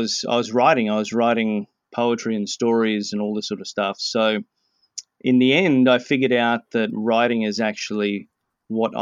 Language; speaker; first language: English; native; English